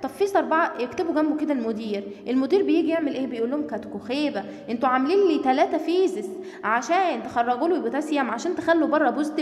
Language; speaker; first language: Arabic; native; Arabic